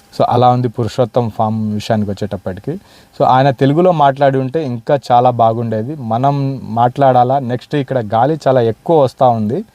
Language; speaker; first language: Telugu; non-native, local second language; Urdu